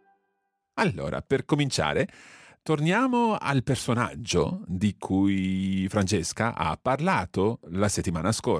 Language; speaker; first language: Italian; non-native, fluent; English